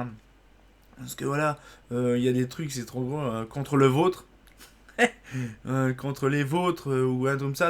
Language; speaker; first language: French; native; French